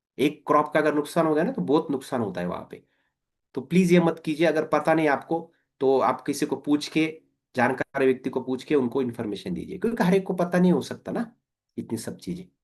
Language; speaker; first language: Hindi; non-native, local second language; Marathi